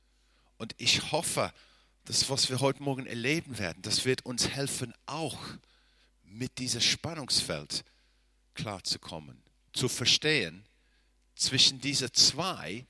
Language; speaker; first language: German; non-native, fluent; English